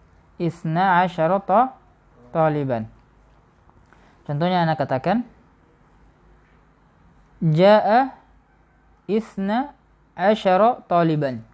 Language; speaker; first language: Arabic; non-native, fluent; Indonesian